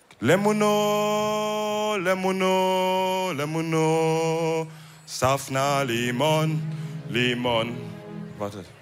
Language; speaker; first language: German; early bilingual, other home language; Wolof